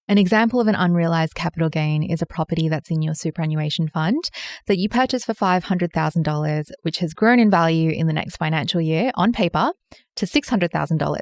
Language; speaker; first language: English; native; English